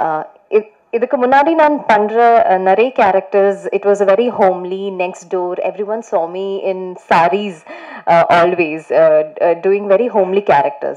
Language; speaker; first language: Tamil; non-native, fluent; Malayalam